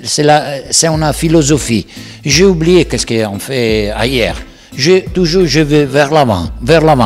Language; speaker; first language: French; non-native, learner; Italian